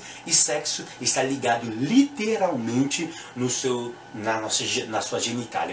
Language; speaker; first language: Portuguese; native; Portuguese